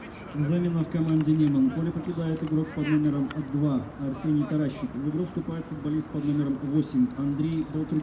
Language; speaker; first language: Russian; native; Russian